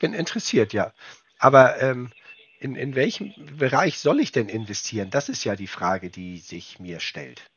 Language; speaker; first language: German; native; German